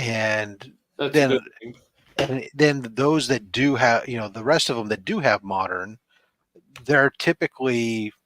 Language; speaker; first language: English; native; English